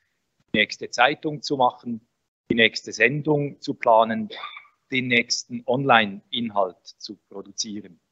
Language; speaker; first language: German; native; German